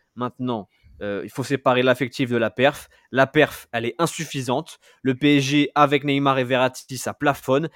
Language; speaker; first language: French; native; French